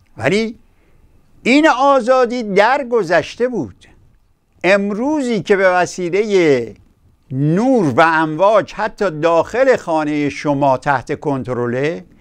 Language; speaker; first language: Persian; native; Persian